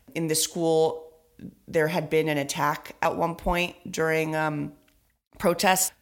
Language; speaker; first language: English; early bilingual, other home language; Spanish